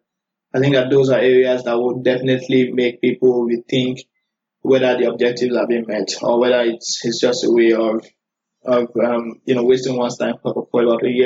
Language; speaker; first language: English; non-native, local second language; Yoruba